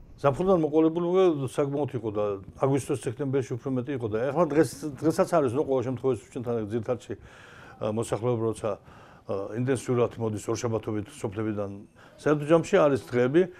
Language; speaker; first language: Georgian; native; Georgian